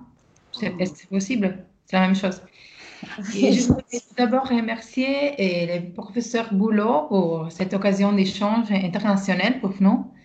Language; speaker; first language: French; non-native, learner; Italian